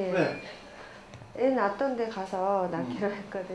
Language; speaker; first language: Korean; non-native, fluent; Japanese